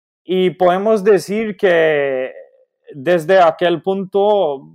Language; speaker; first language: Spanish; non-native, fluent; Maltese